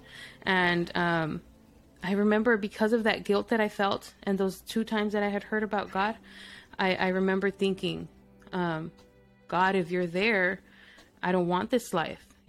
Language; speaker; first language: English; early bilingual, other home language; Spanish